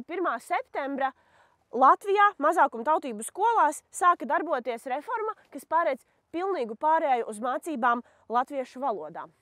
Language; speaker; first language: Latvian; native; Latvian